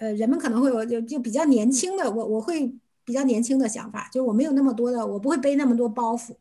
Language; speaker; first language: Chinese; native; Chinese